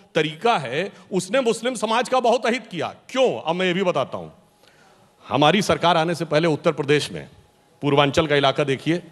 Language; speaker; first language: Hindi; native; Hindi